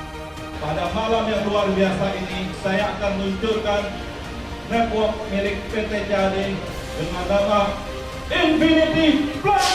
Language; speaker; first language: Indonesian; native; Indonesian